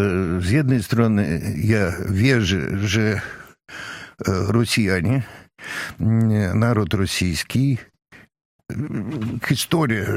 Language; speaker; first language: Polish; non-native, fluent; Russian